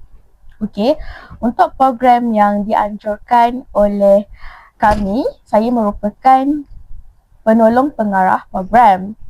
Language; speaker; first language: Malay; native; Malay